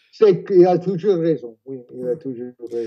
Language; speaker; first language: French; non-native, fluent; English